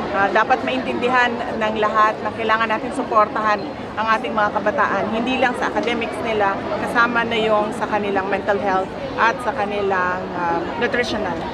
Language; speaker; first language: Filipino; non-native, local second language; Cebuano